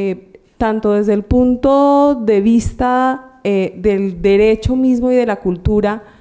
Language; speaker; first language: Spanish; native; Spanish